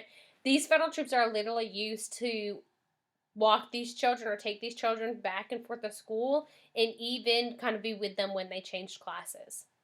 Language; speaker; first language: English; native; English